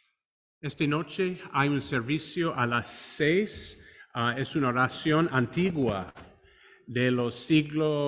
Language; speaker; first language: Spanish; non-native, fluent; English